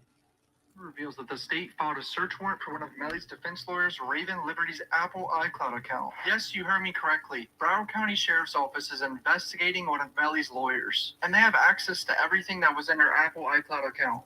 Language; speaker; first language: English; native; English